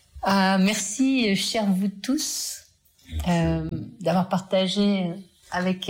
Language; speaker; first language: French; native; French